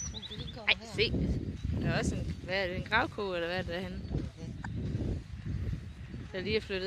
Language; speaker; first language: Danish; native; Danish